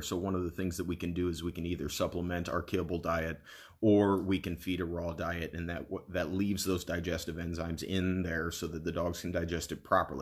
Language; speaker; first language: English; native; English